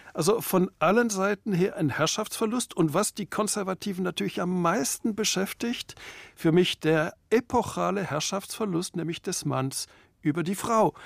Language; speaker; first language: German; native; German